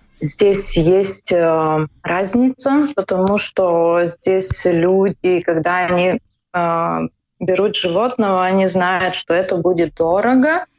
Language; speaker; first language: Russian; non-native, local second language; Latvian